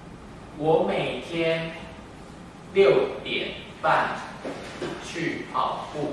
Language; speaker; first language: Chinese; non-native, learner; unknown